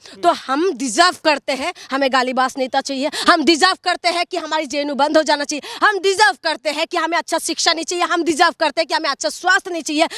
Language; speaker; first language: Hindi; non-native, local second language; Assamese